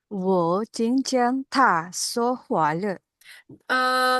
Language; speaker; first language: Chinese; non-native, learner; Indonesian